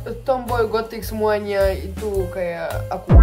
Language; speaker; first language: Indonesian; non-native, learner; Russian